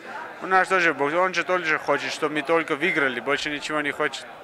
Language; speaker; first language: Russian; non-native, learner; Armenian